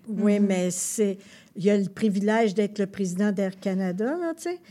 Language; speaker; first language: French; native; French